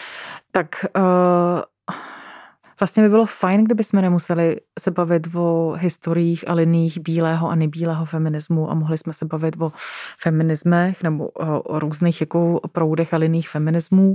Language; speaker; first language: Czech; native; Czech